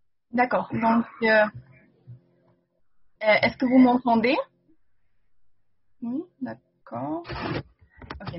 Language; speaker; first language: French; non-native, fluent; German